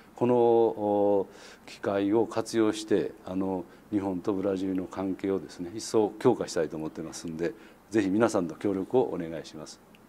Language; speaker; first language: Japanese; native; Japanese